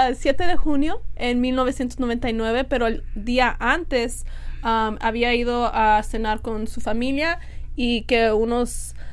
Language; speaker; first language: Spanish; early bilingual, heritage; Spanish